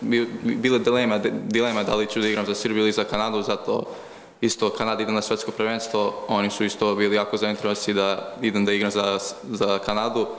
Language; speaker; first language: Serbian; early bilingual, heritage; Croatian